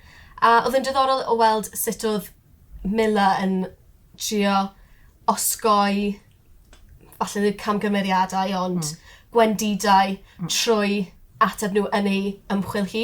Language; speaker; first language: Welsh; non-native, local second language; English